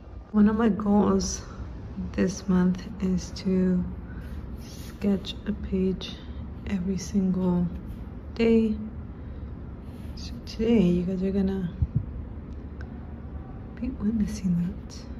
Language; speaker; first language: English; early bilingual, other home language; Spanish